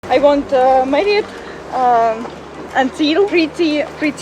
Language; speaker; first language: English; non-native, learner; Russian